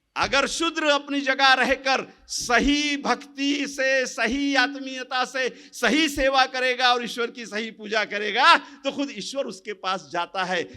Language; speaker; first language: Hindi; non-native, local second language; Marathi